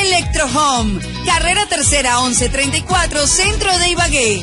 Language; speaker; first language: Spanish; native; Spanish